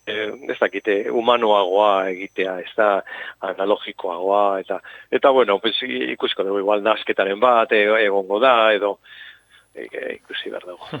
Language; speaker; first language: Basque; non-native, local second language; Spanish